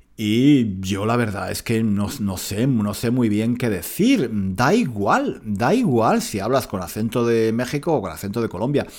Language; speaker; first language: Spanish; native; Spanish